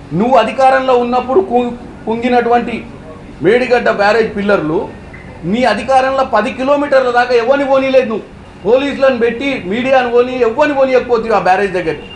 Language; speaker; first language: Telugu; native; Telugu